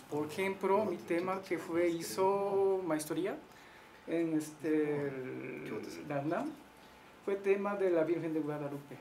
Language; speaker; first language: Spanish; non-native, learner; Japanese